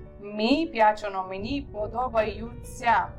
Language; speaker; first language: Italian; non-native, fluent; Ukrainian